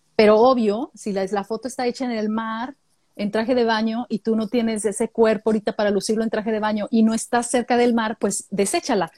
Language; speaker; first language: Spanish; native; Spanish